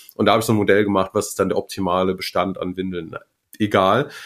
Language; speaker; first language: German; native; German